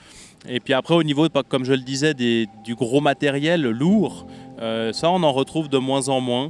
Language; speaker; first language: French; native; French